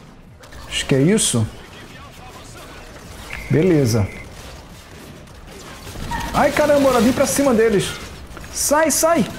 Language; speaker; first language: Portuguese; native; Portuguese